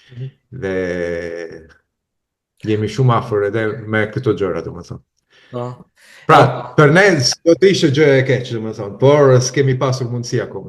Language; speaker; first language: Albanian; non-native, fluent; Italian